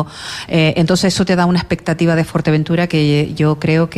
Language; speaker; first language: Spanish; native; Spanish